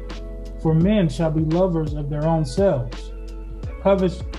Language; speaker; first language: English; native; English